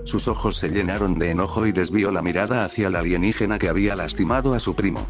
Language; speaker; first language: Spanish; native; Spanish